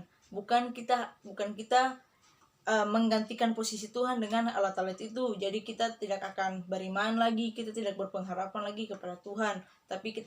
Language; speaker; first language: Indonesian; native; Indonesian